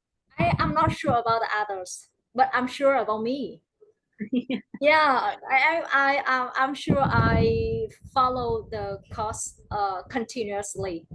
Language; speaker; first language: English; non-native, learner; Vietnamese